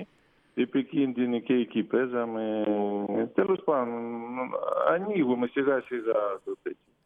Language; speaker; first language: Greek; non-native, fluent; Russian